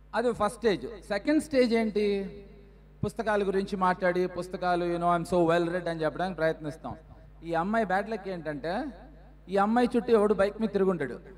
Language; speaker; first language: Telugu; native; Telugu